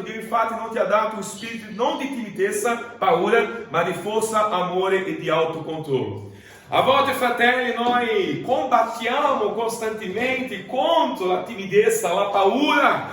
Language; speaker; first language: Italian; non-native, fluent; Portuguese